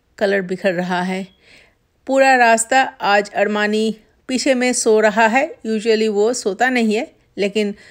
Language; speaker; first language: Hindi; non-native, local second language; Bangla